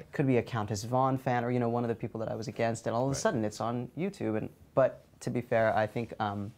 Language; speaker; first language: English; native; English